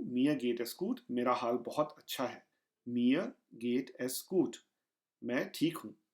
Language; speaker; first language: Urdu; non-native, local second language; Punjabi